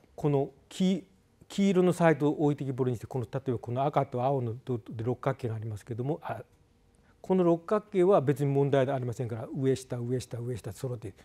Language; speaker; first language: Japanese; native; Japanese